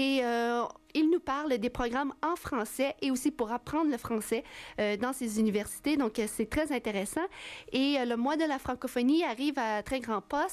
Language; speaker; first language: French; native; French